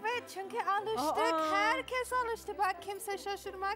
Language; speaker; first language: Turkish; non-native, learner; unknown